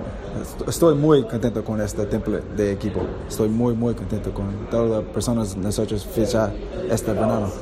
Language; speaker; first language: Spanish; non-native, learner; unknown